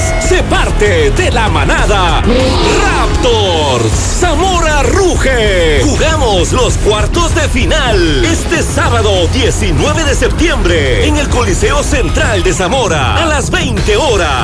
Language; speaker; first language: Spanish; native; Spanish